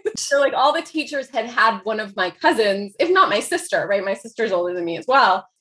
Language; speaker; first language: English; native; English